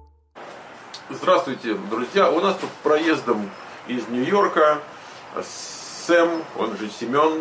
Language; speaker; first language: Russian; native; Russian